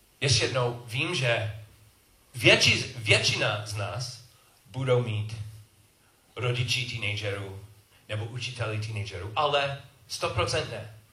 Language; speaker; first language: Czech; non-native, learner; English